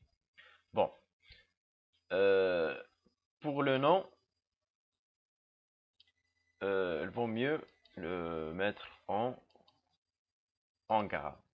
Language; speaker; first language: French; non-native, local second language; Arabic